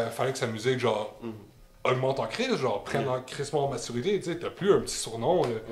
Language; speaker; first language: French; native; French